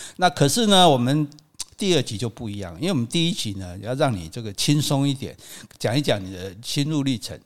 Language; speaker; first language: Chinese; native; Chinese